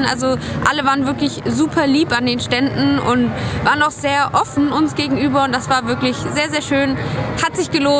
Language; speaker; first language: German; native; German